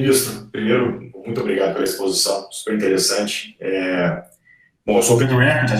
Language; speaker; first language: Portuguese; native; Portuguese